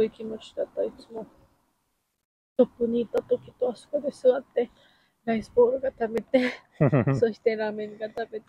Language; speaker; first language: Japanese; non-native, learner; Georgian